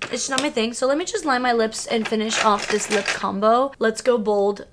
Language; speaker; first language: English; early bilingual, other home language; Spanish